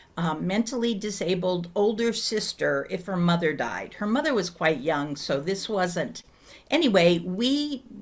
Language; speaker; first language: English; native; English